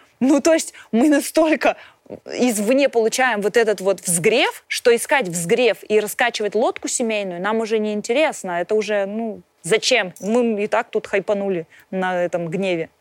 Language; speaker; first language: Russian; native; Russian